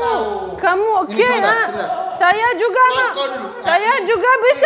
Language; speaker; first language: Indonesian; non-native, learner; Russian